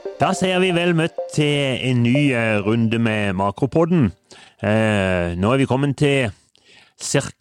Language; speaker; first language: Norwegian; native; Norwegian